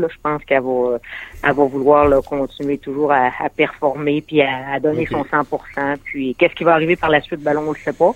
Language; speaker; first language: French; native; French